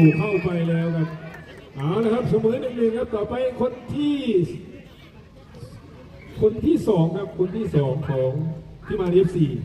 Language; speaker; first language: Thai; native; Thai